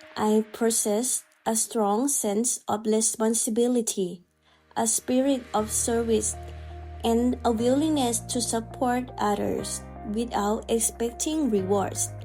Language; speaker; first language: English; non-native, fluent; Thai